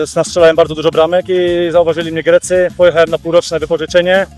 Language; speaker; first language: Polish; native; Polish